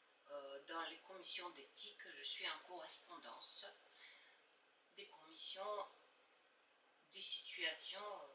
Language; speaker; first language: French; non-native, fluent; Bulgarian